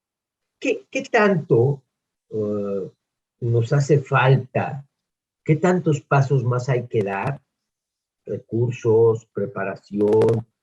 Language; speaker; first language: Spanish; native; Spanish